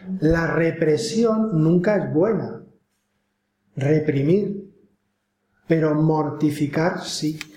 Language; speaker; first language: Spanish; native; Spanish